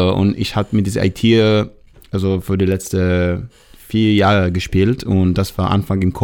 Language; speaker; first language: German; non-native, learner; Hebrew